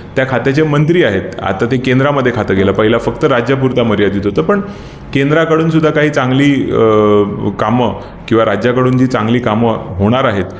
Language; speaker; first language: Marathi; native; Marathi